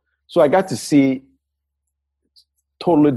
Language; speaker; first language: English; non-native, local second language; Igbo